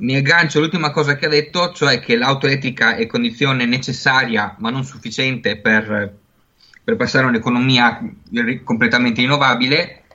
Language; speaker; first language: Italian; native; Italian